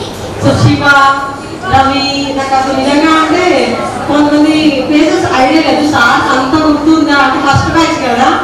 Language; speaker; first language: Telugu; native; Telugu